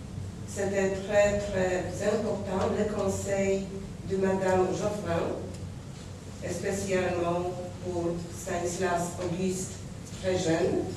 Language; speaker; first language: French; non-native, learner; Polish